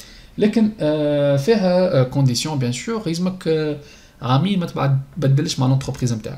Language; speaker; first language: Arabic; native; Arabic